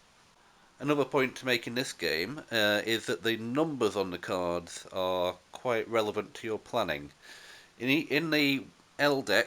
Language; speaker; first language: English; native; English